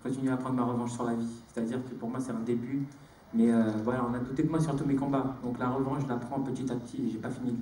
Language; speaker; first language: French; native; French